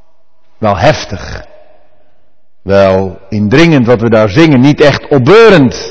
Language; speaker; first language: Dutch; native; Dutch